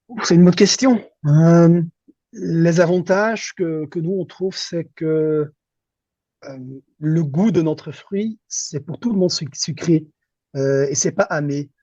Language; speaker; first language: French; non-native, local second language; Dutch